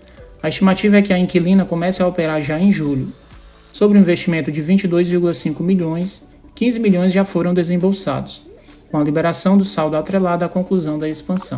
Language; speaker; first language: Portuguese; native; Portuguese